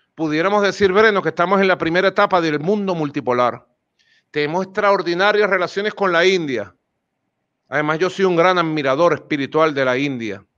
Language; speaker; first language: Spanish; native; Spanish